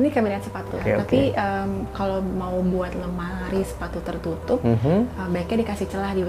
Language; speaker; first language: Indonesian; native; Indonesian